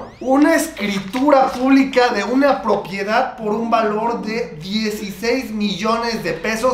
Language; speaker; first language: Spanish; native; Spanish